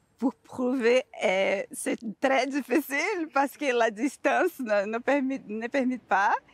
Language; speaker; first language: French; non-native, learner; Portuguese